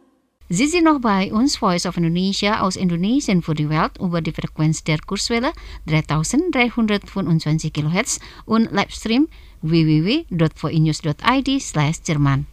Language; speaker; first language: German; non-native, fluent; Indonesian